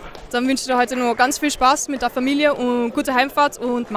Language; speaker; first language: German; native; German